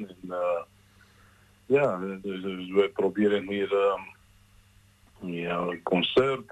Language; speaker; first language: Dutch; non-native, learner; Georgian